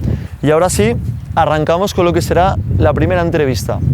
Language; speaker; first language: Spanish; native; Spanish